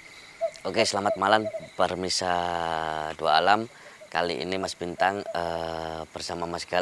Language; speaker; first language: Indonesian; native; Indonesian